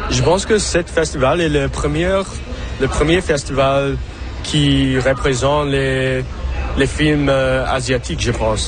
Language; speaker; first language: French; non-native, local second language; English